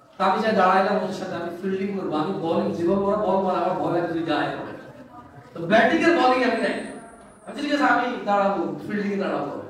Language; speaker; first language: Bangla; native; Bangla